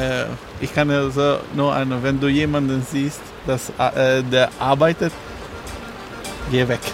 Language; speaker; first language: German; non-native, learner; Albanian